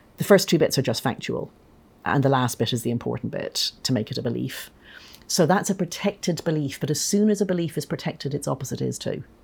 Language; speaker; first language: English; native; English